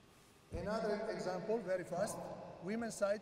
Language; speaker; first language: English; non-native, learner; Italian